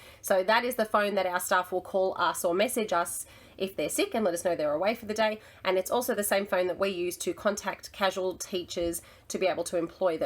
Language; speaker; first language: English; native; English